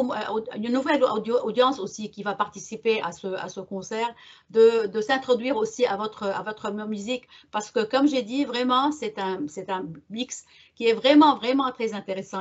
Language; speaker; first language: French; non-native, local second language; Arabic